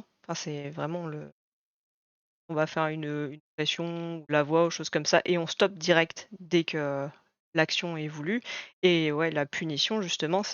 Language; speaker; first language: French; native; French